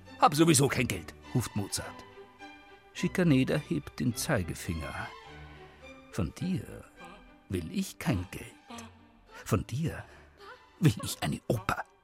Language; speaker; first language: German; native; German